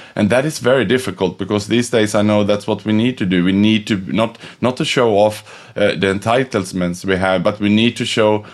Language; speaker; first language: English; non-native, fluent; Swedish